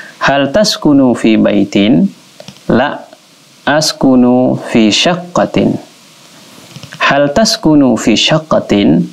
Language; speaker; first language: Arabic; non-native, fluent; Indonesian